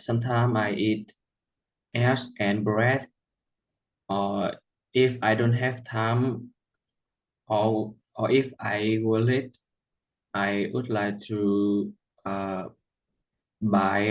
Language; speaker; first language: English; non-native, learner; Vietnamese